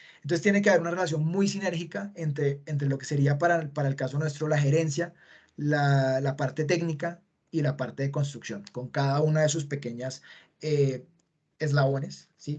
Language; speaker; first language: Spanish; native; Spanish